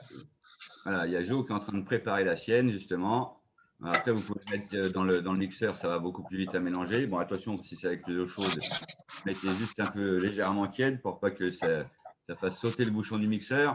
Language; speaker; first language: French; native; French